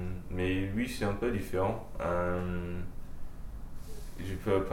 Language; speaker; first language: French; early bilingual, heritage; French